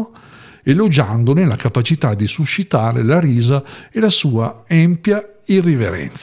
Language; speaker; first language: Italian; native; Italian